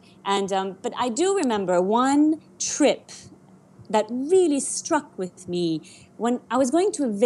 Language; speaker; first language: English; non-native, fluent; Persian